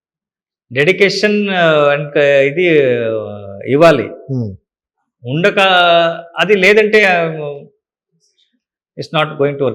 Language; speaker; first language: Telugu; non-native, learner; Kannada